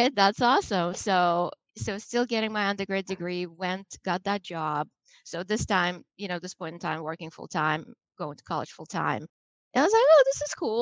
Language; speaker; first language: English; non-native, fluent; Russian